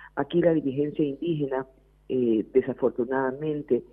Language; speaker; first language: Spanish; native; Spanish